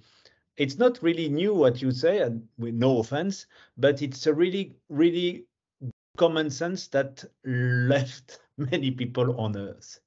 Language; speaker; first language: English; non-native, fluent; French